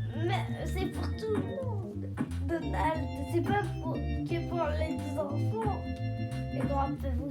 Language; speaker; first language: French; non-native, learner; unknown